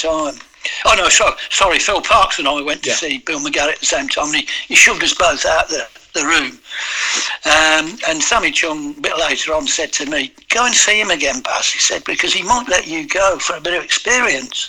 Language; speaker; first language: English; native; English